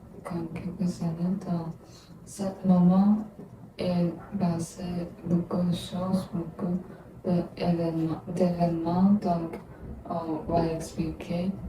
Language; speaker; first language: French; non-native, learner; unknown